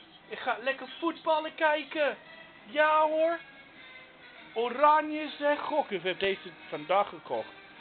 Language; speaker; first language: Dutch; non-native, learner; English